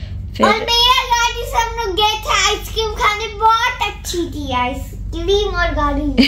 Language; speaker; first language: Hindi; early bilingual, heritage; Hindi